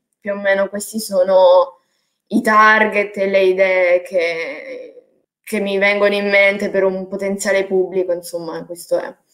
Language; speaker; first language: Italian; native; Italian